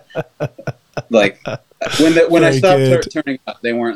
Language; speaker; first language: English; native; English